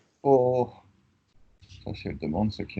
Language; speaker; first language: French; native; French